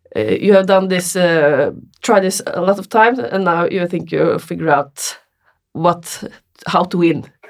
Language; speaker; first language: English; non-native, learner; Norwegian